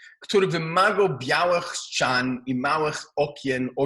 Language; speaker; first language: Polish; non-native, learner; Hebrew